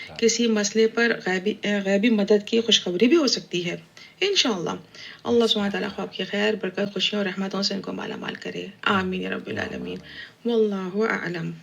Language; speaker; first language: Urdu; native; Urdu